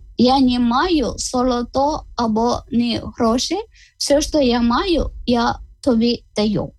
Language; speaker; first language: Ukrainian; non-native, learner; Malayalam